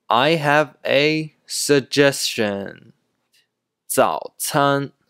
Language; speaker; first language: English; non-native, fluent; Chinese